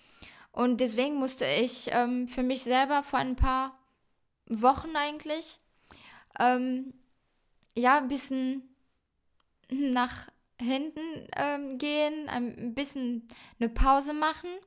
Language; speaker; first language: German; non-native, fluent; French